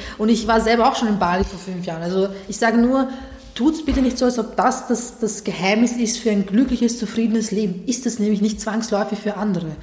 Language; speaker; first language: German; early bilingual, other home language; Bosnian